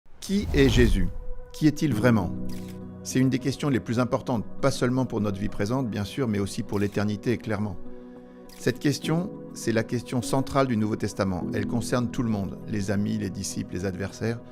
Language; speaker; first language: French; native; French